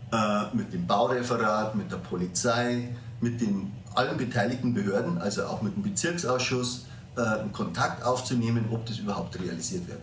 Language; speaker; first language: German; native; German